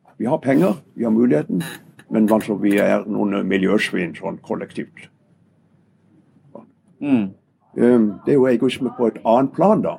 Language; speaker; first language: Norwegian; native; Norwegian